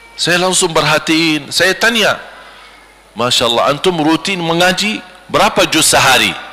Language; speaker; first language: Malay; non-native, fluent; Arabic